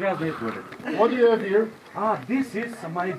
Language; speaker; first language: English; non-native, learner; Bulgarian